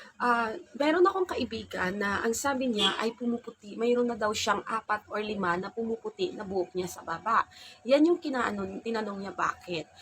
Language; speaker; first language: Filipino; non-native, local second language; Hiligaynon